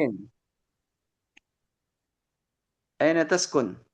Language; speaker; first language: Arabic; non-native, fluent; Indonesian